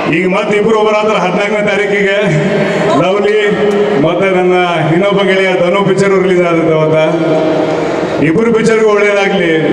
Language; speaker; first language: Kannada; native; Kannada